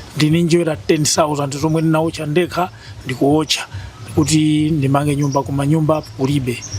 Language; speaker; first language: Nyanja; native; Nyanja